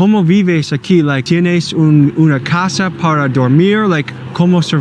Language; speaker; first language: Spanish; non-native, learner; English